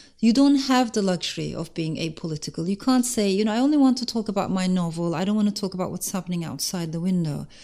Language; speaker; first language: English; non-native, fluent; Turkish